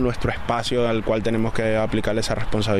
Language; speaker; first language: Spanish; native; Spanish